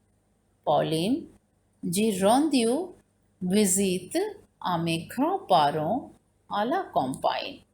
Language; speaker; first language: French; non-native, fluent; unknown